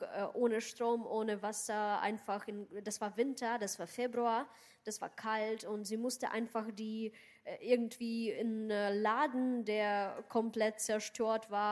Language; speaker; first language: German; non-native, fluent; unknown